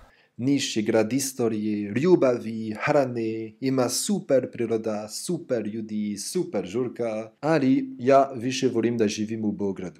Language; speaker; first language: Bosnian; non-native, learner; French